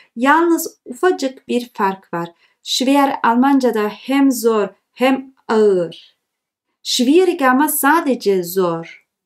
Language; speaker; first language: Turkish; early bilingual, heritage; Turkish